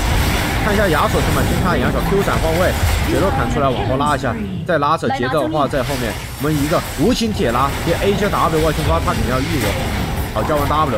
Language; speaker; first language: Chinese; native; Chinese